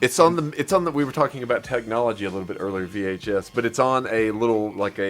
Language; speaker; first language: English; native; English